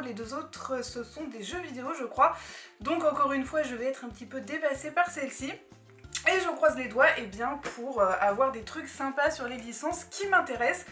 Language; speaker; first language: French; native; French